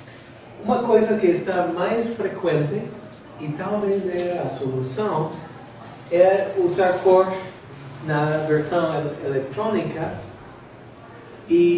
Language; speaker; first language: Portuguese; non-native, fluent; English